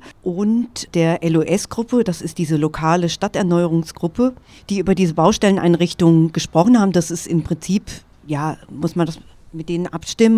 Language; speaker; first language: German; native; German